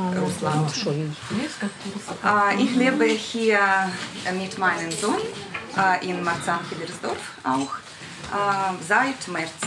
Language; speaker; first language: German; non-native, learner; Ukrainian